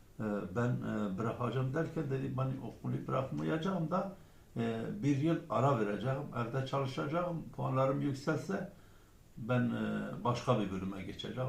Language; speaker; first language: Turkish; non-native, local second language; Kurdish